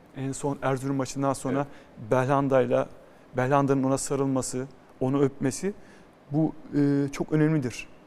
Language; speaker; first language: Turkish; native; Turkish